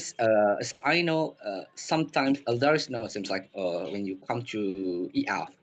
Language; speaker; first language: English; non-native, learner; Indonesian